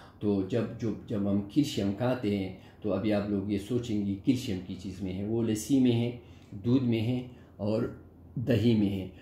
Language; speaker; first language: Urdu; non-native, local second language; Pashto